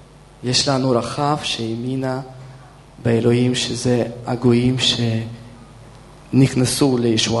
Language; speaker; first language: Hebrew; non-native, fluent; Russian